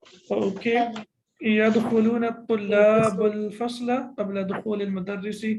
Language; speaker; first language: Arabic; non-native, fluent; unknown